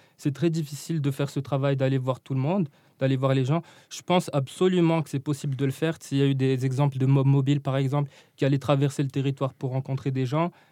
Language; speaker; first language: French; non-native, local second language; Arabic